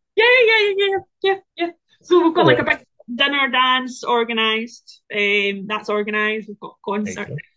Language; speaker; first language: English; native; English